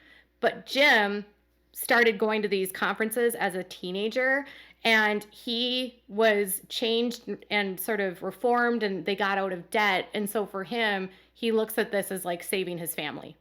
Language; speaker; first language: English; native; English